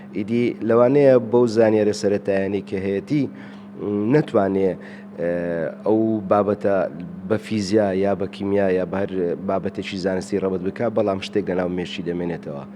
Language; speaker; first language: Central Kurdish; native; Central Kurdish